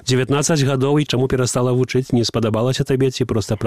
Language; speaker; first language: Polish; non-native, local second language; Belarusian